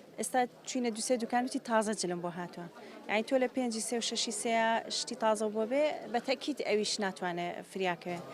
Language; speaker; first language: Central Kurdish; native; Central Kurdish